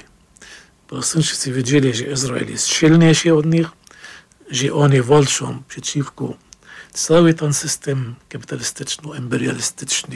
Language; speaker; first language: Polish; non-native, fluent; Arabic